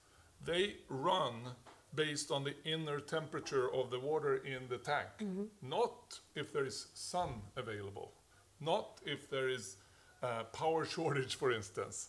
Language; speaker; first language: English; non-native, fluent; Swedish